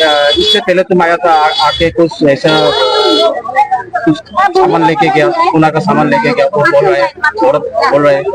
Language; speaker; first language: Hindi; non-native, local second language; Assamese